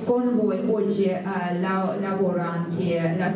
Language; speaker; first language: Italian; non-native, fluent; Russian